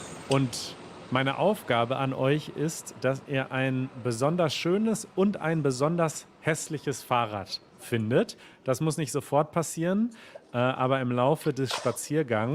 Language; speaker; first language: German; native; German